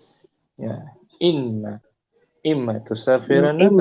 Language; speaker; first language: Arabic; non-native, fluent; Indonesian